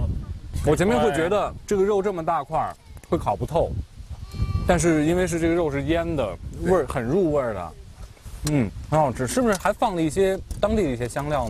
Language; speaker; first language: Chinese; native; Chinese